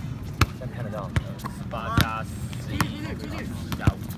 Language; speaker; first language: Chinese; native; Chinese